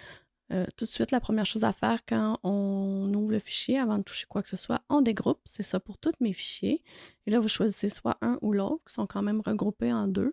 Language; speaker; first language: French; native; French